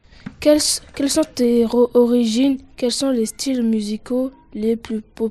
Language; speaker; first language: French; native; French